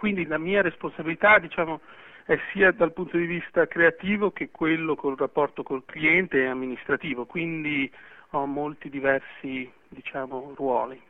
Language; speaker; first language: Italian; early bilingual, heritage; Italian